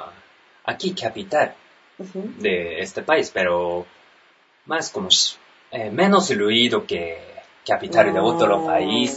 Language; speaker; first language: Spanish; non-native, learner; Japanese